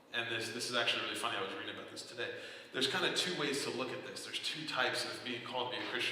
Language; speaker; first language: English; native; English